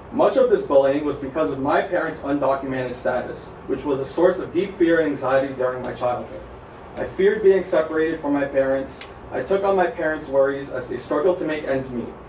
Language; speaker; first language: English; native; English